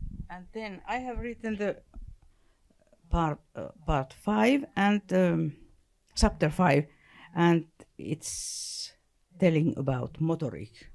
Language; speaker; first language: English; non-native, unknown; Finnish